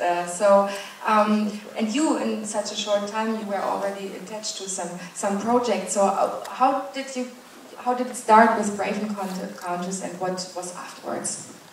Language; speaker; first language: English; non-native, fluent; German